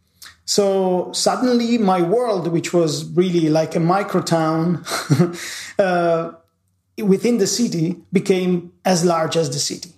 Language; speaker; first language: English; non-native, fluent; Italian